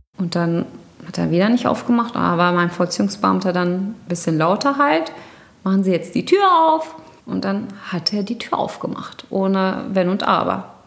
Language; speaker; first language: German; early bilingual, other home language; Turkish